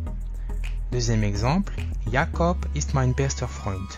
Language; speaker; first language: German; non-native, fluent; French